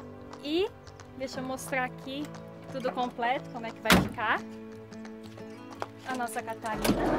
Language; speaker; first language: Portuguese; native; Portuguese